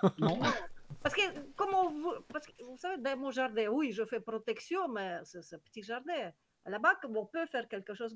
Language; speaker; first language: French; non-native, learner; Kyrgyz